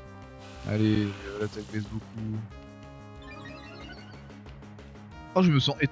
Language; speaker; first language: French; native; French